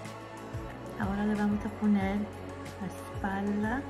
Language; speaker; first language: Spanish; early bilingual, heritage; Spanish